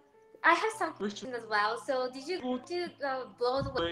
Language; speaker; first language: English; non-native, learner; Japanese